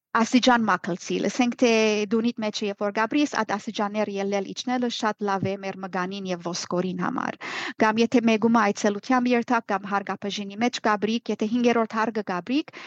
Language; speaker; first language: Armenian; early bilingual, heritage; Armenian